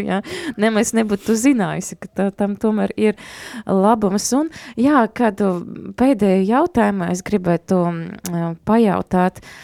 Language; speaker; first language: Latvian; non-native, local second language; Russian